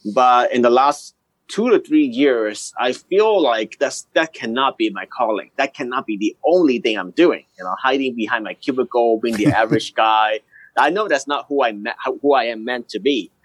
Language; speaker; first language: English; early bilingual, other home language; Cantonese